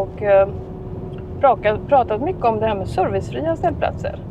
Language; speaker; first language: Swedish; native; Swedish